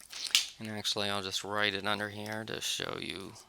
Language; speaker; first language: English; native; English